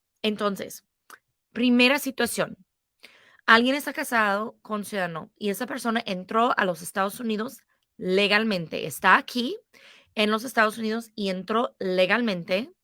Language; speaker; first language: Spanish; non-native, fluent; English